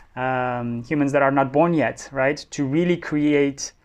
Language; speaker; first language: English; non-native, fluent; Spanish